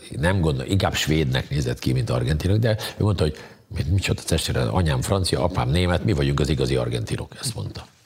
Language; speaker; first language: Hungarian; native; Hungarian